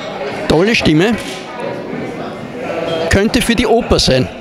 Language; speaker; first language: German; native; German